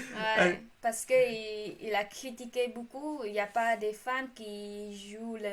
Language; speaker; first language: French; non-native, learner; Khmer